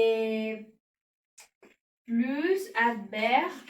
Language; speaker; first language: French; non-native, learner; Spanish